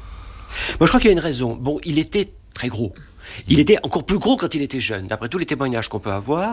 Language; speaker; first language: French; native; French